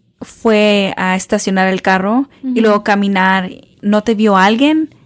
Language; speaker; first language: Spanish; early bilingual, heritage; Spanish